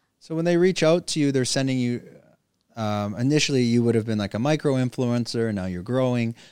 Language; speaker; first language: English; native; English